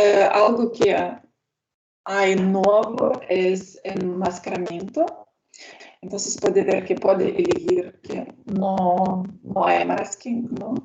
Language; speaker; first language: Spanish; non-native, learner; Lithuanian